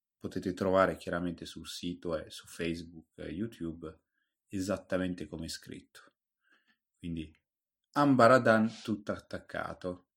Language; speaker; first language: Italian; native; Italian